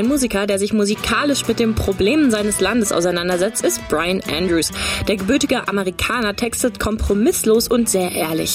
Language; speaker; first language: German; native; German